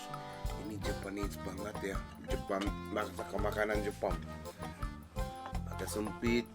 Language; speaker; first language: Indonesian; non-native, fluent; Japanese